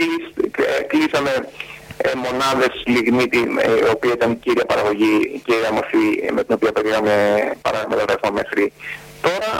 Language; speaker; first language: Greek; native; Greek